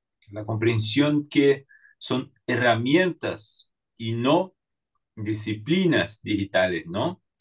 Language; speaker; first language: Spanish; non-native, fluent; Portuguese